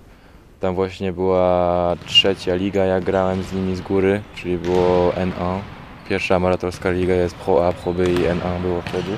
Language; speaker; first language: Polish; early bilingual, heritage; French